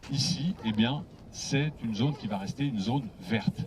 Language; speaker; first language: French; native; French